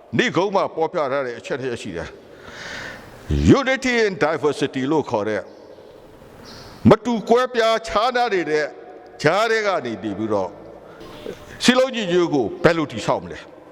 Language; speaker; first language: Burmese; non-native, local second language; S'gaw Karen